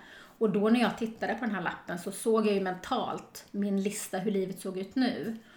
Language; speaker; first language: Swedish; native; Swedish